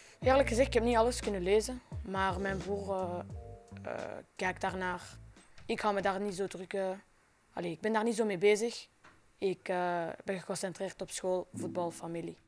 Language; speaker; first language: Dutch; non-native, local second language; French